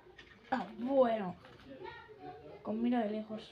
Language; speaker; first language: Spanish; native; Spanish